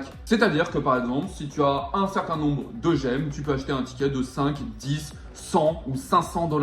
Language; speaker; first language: French; native; French